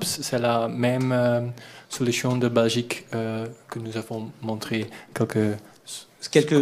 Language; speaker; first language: French; non-native, learner; Dutch